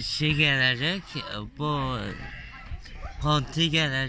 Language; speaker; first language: Turkish; non-native, local second language; Kurdish